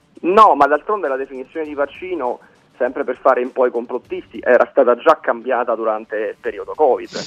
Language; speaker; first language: Italian; native; Italian